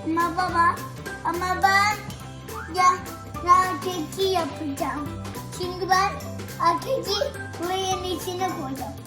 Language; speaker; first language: Turkish; early bilingual, heritage; Turkish